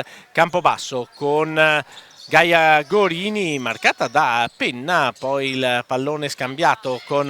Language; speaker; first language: Italian; native; Italian